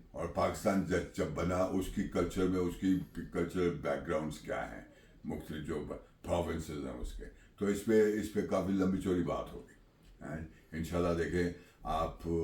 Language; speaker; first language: Urdu; non-native, local second language; Punjabi